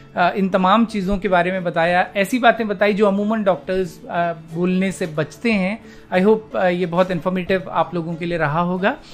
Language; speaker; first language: Hindi; native; Hindi